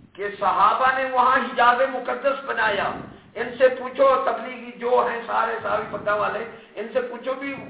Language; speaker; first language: Urdu; non-native, local second language; Punjabi